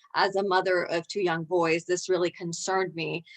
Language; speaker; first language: English; early bilingual, other home language; Spanish